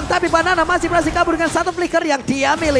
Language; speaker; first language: Indonesian; native; Indonesian